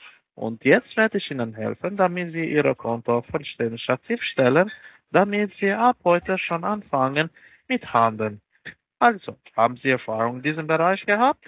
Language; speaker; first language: German; non-native, learner; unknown